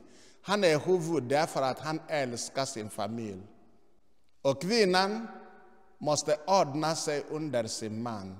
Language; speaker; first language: Swedish; non-native, fluent; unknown